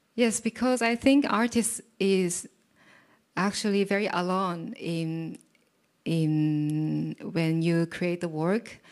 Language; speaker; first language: English; non-native, fluent; Japanese